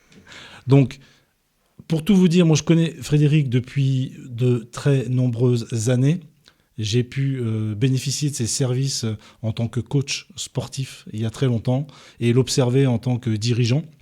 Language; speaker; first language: French; native; French